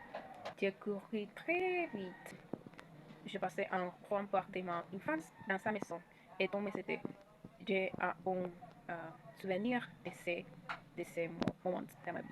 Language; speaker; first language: French; non-native, learner; Spanish